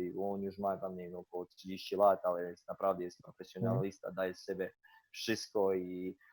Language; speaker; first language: Polish; non-native, fluent; Croatian